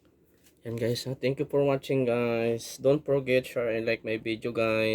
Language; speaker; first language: English; non-native, local second language; Filipino